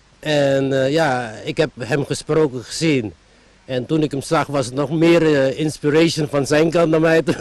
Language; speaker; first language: Dutch; non-native, fluent; Turkish